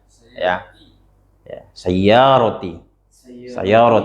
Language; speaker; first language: Arabic; non-native, fluent; Indonesian